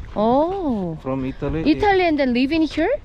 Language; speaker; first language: English; non-native, learner; Korean